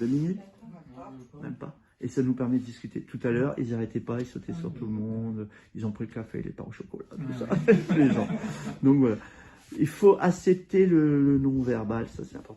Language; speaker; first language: French; native; French